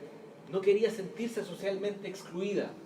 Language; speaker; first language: Spanish; native; Spanish